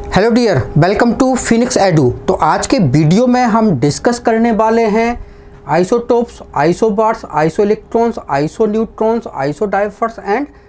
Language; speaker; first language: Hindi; non-native, local second language; Gujarati